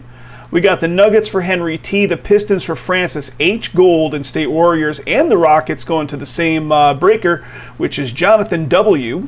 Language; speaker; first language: English; native; English